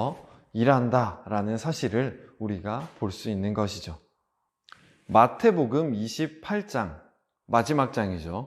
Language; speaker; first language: Korean; native; Korean